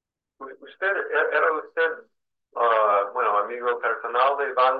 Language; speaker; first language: Spanish; non-native, fluent; English